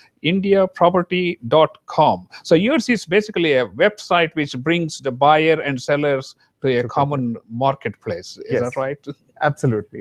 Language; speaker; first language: English; non-native, local second language; Kannada